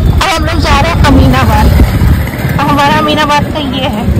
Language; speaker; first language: Hindi; native; Hindi